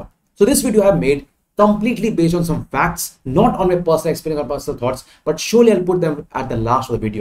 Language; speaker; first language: English; non-native, local second language; Hindi